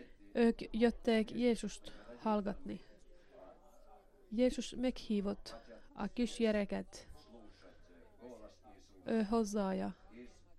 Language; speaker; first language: Hungarian; non-native, learner; Finnish